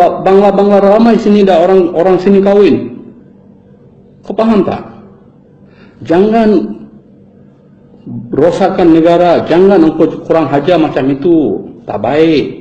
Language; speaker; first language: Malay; non-native, fluent; Bangla